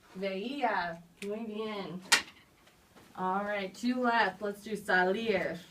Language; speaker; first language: Spanish; non-native, fluent; English